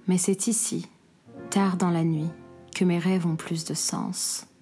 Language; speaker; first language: French; non-native, local second language; Arabic